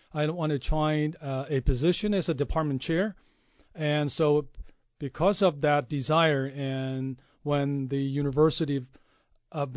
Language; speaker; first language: English; non-native, fluent; Chinese